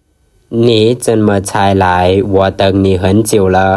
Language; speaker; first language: Chinese; non-native, fluent; Lao